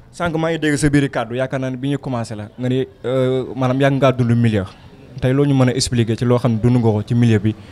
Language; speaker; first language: Wolof; native; Wolof